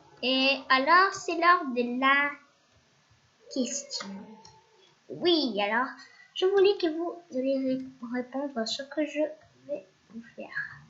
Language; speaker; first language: French; non-native, fluent; Spanish